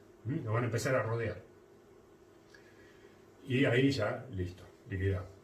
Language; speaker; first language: Spanish; native; Spanish